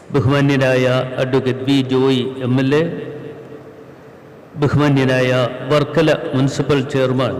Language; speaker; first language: Malayalam; native; Malayalam